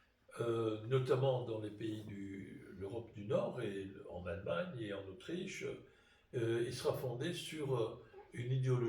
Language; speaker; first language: French; native; French